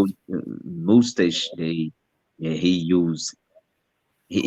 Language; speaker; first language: English; non-native, learner; Portuguese